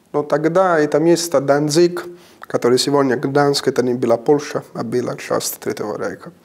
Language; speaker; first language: Russian; non-native, fluent; Italian